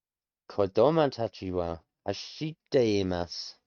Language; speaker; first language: Japanese; non-native, learner; English